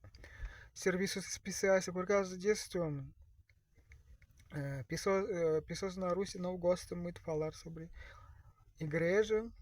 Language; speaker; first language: Portuguese; non-native, learner; Russian